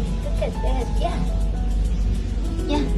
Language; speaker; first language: English; non-native, learner; Indonesian